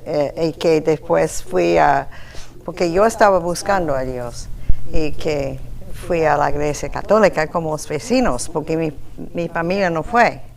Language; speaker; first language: Spanish; non-native, fluent; English